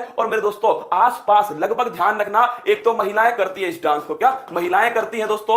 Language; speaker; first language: Hindi; native; Hindi